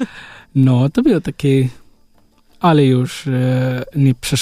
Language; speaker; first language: Polish; non-native, learner; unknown